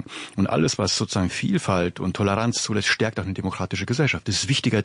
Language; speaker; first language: German; native; German